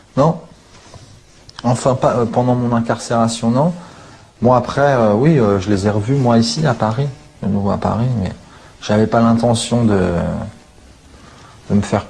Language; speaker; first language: French; native; French